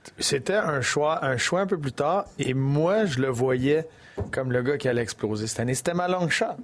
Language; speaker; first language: French; native; French